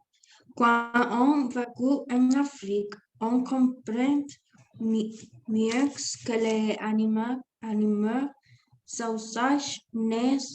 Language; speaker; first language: French; non-native, learner; Spanish